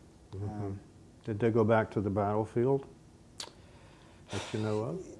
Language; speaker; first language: English; native; English